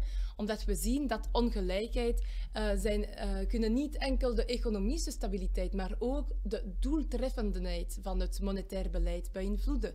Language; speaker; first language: Dutch; non-native, local second language; French